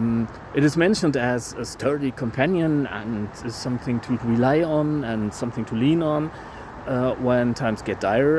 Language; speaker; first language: English; non-native, fluent; German